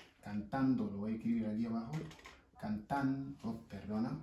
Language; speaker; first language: Spanish; non-native, fluent; Wolof